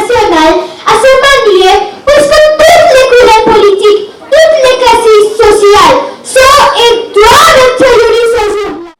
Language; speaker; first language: French; non-native, learner; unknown